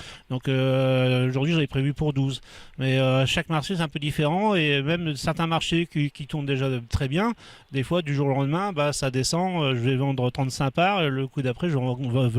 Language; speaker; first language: French; native; French